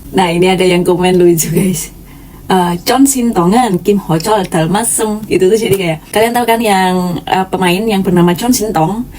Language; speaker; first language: Indonesian; native; Indonesian